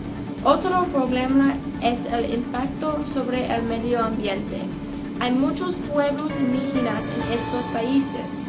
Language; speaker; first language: Spanish; non-native, learner; English